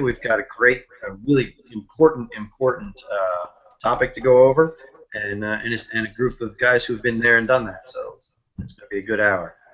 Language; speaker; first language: English; native; English